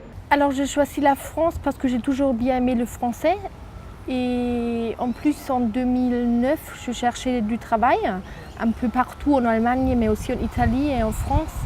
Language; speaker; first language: French; non-native, fluent; German